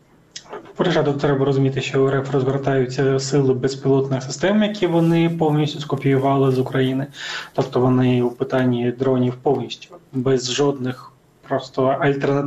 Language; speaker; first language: Ukrainian; native; Ukrainian